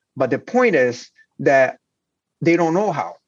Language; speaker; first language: English; non-native, fluent; Portuguese